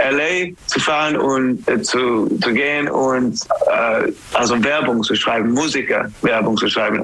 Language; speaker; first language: German; non-native, learner; English